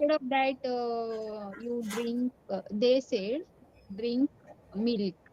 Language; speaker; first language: English; non-native, learner; Marathi